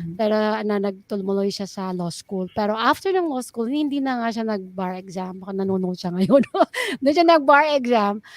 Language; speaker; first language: Filipino; non-native, local second language; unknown